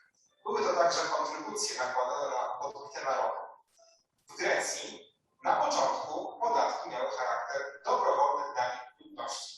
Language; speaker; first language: Polish; native; Polish